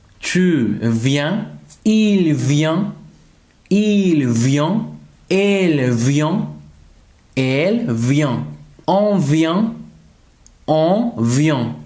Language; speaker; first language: French; non-native, fluent; Spanish